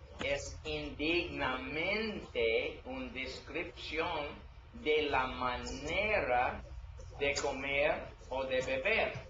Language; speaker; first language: Spanish; non-native, learner; English